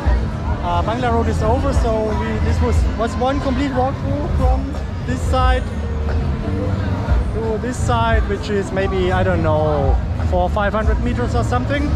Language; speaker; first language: English; non-native, fluent; German